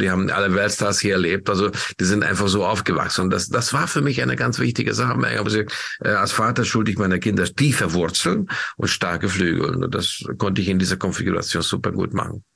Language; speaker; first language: German; non-native, fluent; Hungarian